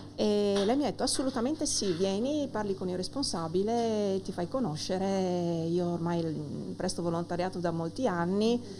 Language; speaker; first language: Italian; native; Italian